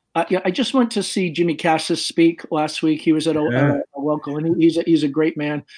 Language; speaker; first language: English; native; English